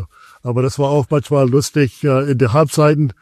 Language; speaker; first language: German; non-native, fluent; English